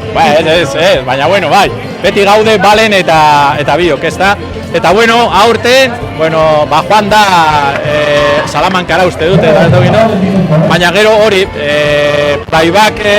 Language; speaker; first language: Basque; non-native, local second language; Spanish